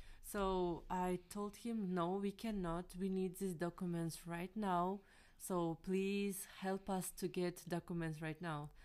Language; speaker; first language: English; non-native, fluent; Kyrgyz